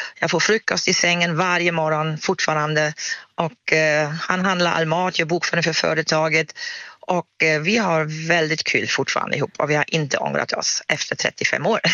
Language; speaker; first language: Swedish; non-native, fluent; German